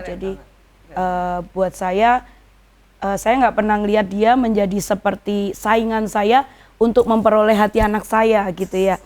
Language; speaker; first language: Indonesian; native; Indonesian